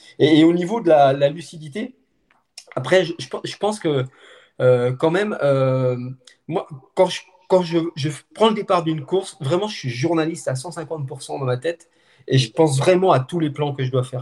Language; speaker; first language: French; native; French